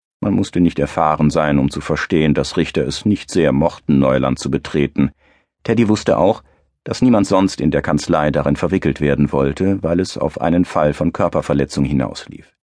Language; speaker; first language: German; native; German